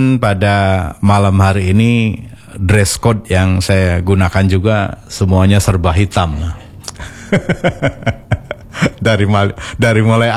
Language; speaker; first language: Indonesian; non-native, local second language; Javanese